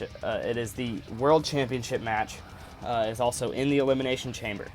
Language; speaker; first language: English; native; English